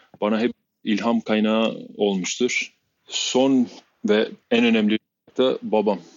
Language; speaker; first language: Turkish; non-native, fluent; Albanian